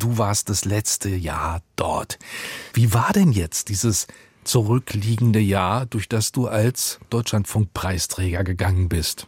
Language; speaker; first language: German; native; German